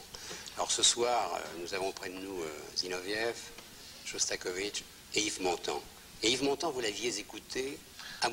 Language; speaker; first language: French; native; French